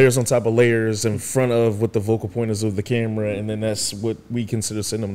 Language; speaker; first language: English; native; English